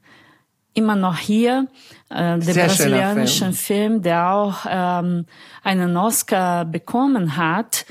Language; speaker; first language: German; non-native, fluent; Portuguese